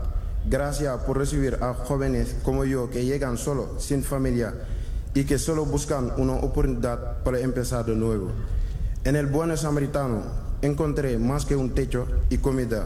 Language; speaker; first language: Spanish; non-native, learner; Wolof